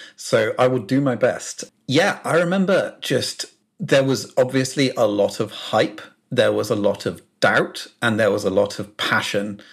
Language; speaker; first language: English; native; English